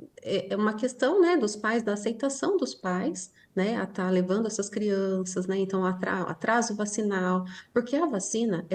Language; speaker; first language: Portuguese; native; Portuguese